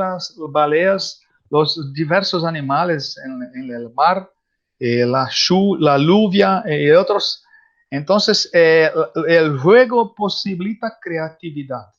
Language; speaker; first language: Spanish; non-native, learner; Portuguese